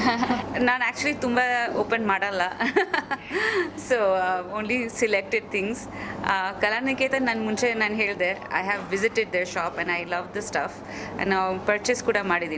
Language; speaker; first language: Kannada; non-native, fluent; Bangla